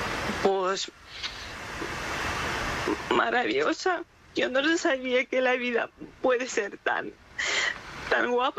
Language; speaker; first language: Spanish; non-native, learner; Ukrainian